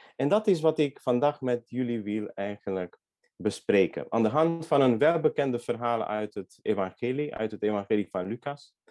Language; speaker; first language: Dutch; non-native, fluent; Hungarian